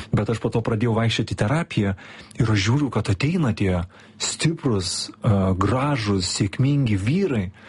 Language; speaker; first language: Lithuanian; native; Lithuanian